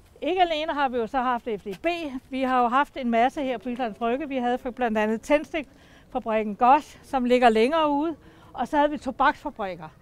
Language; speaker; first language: Danish; native; Danish